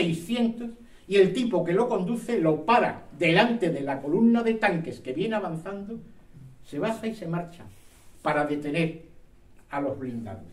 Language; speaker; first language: Spanish; native; Spanish